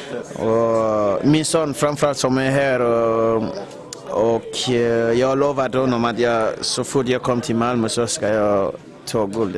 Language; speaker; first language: Swedish; non-native, fluent; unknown